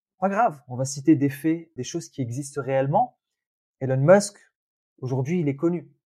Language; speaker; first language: French; early bilingual, other home language; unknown